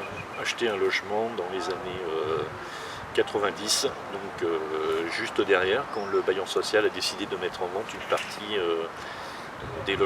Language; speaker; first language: French; native; French